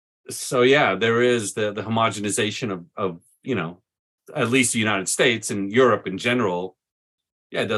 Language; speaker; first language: English; native; English